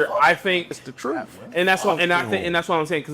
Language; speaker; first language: English; native; English